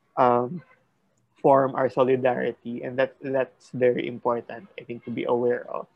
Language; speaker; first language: English; non-native, local second language; Filipino